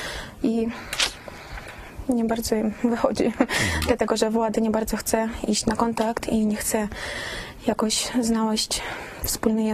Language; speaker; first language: Polish; non-native, fluent; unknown